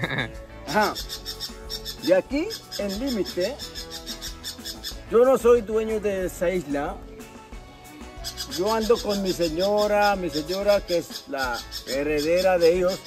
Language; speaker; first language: Spanish; non-native, local second language; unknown